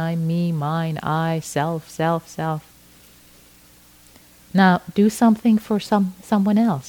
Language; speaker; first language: English; non-native, fluent; Persian